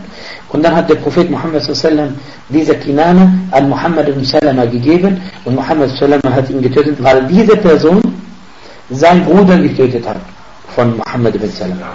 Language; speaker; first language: German; non-native, fluent; Arabic